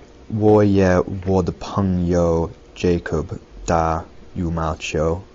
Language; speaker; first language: Chinese; non-native, learner; English